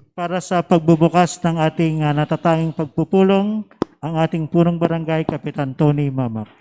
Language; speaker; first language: Filipino; native; Filipino